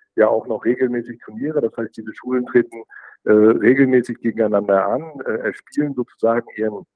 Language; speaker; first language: German; native; German